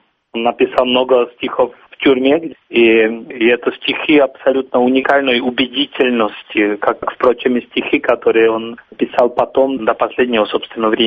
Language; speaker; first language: Russian; non-native, fluent; Czech